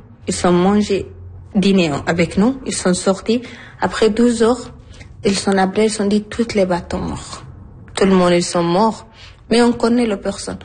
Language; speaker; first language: French; non-native, learner; Arabic